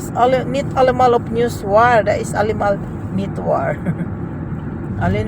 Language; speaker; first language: Dutch; non-native, learner; Filipino